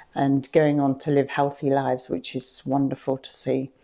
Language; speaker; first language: English; native; English